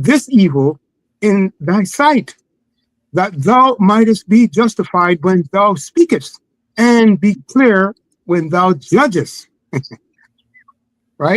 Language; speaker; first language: English; native; English